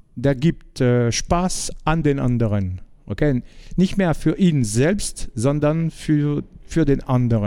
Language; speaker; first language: German; non-native, learner; French